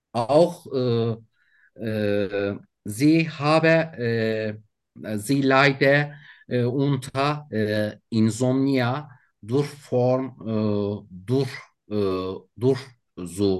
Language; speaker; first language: German; non-native, learner; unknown